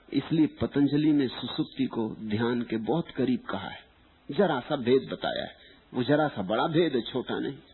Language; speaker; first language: Hindi; native; Hindi